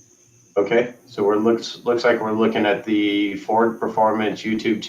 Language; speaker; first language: English; native; English